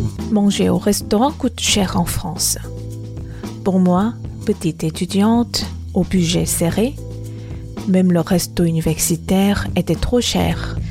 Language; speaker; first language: French; non-native, fluent; Korean